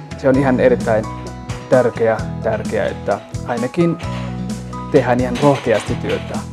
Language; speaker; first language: Finnish; non-native, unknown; Somali